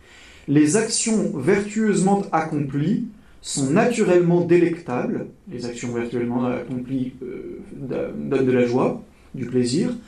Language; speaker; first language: French; native; French